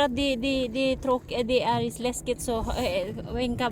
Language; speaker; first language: Swedish; non-native, learner; Filipino